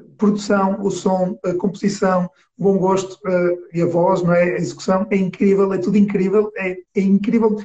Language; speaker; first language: Portuguese; native; Portuguese